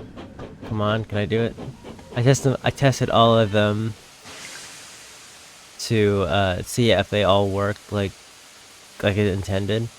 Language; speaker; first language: English; native; English